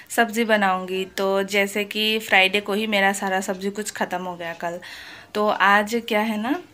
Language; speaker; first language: Hindi; non-native, local second language; Bangla